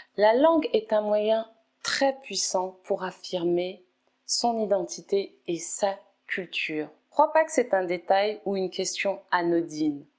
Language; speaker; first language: French; native; French